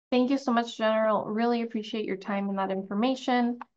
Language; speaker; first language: English; early bilingual, other home language; Spanish